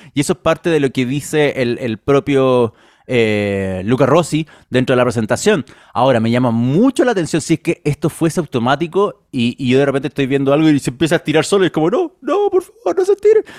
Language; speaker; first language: Spanish; native; Spanish